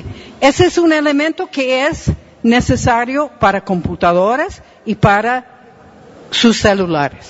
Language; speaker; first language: Spanish; non-native, fluent; English